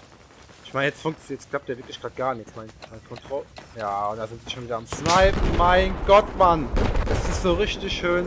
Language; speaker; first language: German; native; German